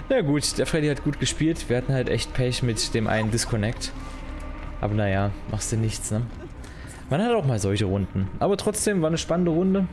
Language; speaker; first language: German; native; German